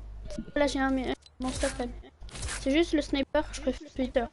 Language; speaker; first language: French; native; French